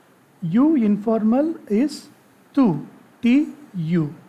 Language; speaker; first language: Spanish; non-native, learner; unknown